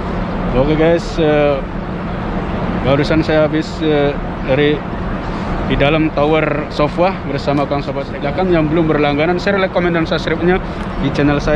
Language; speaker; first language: Indonesian; non-native, local second language; Javanese